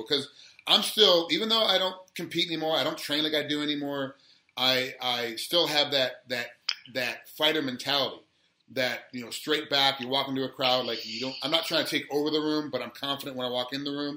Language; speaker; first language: English; native; English